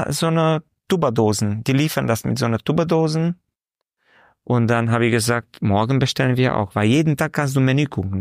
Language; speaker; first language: German; non-native, learner; Romanian